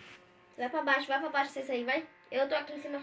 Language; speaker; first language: Portuguese; native; Portuguese